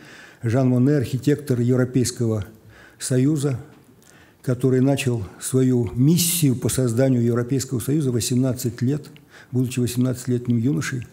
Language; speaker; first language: Russian; native; Russian